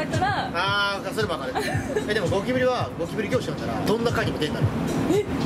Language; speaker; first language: Japanese; native; Japanese